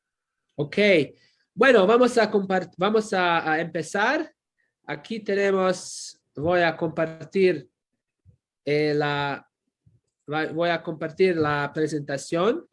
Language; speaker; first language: Spanish; non-native, fluent; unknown